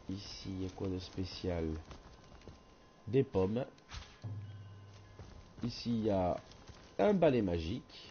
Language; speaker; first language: French; native; French